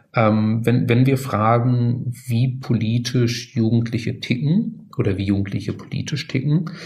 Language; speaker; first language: German; native; German